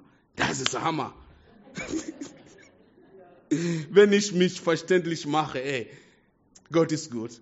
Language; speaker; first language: German; non-native, fluent; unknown